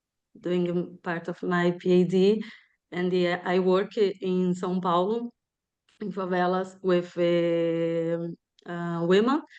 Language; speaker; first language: English; non-native, learner; Portuguese